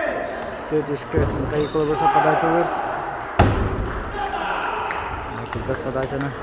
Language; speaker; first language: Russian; non-native, local second language; Yakut